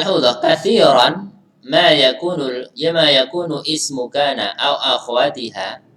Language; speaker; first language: Arabic; non-native, fluent; Indonesian